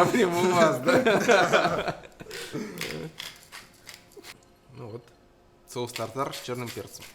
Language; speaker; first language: Russian; native; Russian